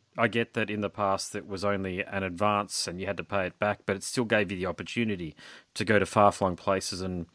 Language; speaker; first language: English; native; English